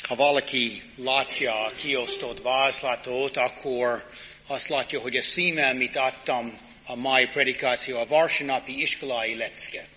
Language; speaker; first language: Hungarian; non-native, learner; English